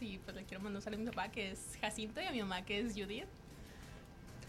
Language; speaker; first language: Spanish; native; Spanish